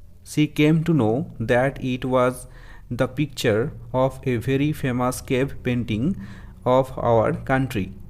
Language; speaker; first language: English; non-native, local second language; Bangla